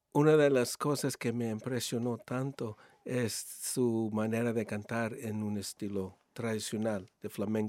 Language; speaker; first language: Spanish; early bilingual, heritage; Spanish